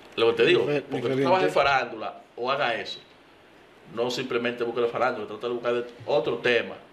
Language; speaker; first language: Spanish; native; Spanish